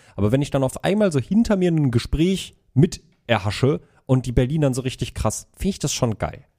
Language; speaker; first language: German; native; German